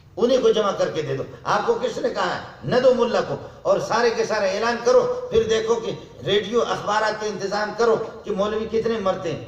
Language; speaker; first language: Urdu; non-native, local second language; Brahui